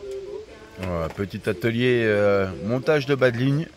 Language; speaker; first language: French; native; French